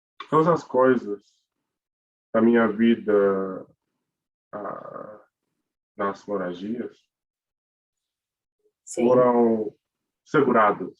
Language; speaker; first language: Portuguese; non-native, learner; English